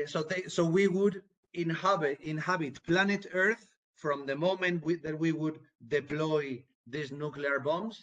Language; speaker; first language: English; non-native, fluent; Spanish